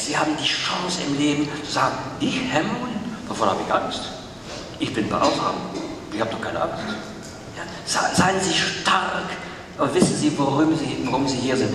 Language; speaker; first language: German; non-native, fluent; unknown